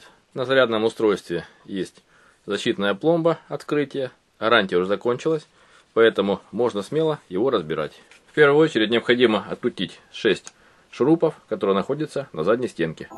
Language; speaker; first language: Russian; native; Russian